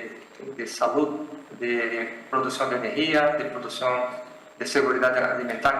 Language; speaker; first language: Spanish; non-native, fluent; Portuguese